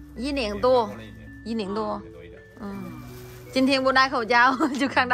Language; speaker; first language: Chinese; non-native, learner; Vietnamese